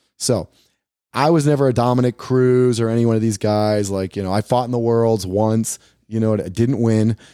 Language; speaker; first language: English; native; English